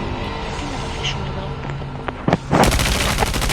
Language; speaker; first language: Greek; native; Greek